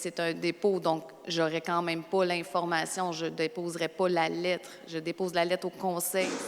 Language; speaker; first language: French; native; French